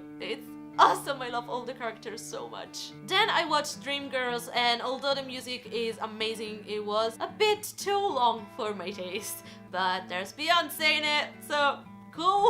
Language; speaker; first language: English; non-native, fluent; Italian